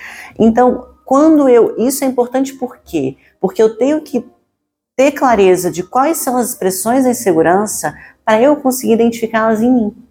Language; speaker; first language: Portuguese; native; Portuguese